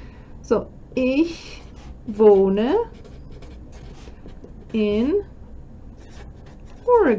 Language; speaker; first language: German; non-native, fluent; English